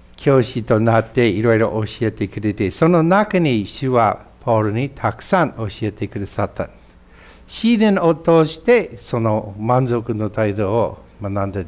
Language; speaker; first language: Japanese; non-native, fluent; English